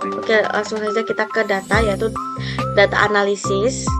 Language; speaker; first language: Indonesian; native; Indonesian